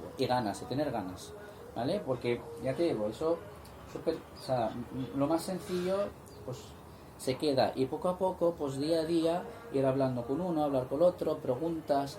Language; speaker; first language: Spanish; non-native, fluent; Arabic